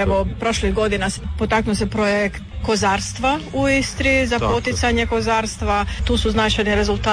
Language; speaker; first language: Serbian; native; Serbian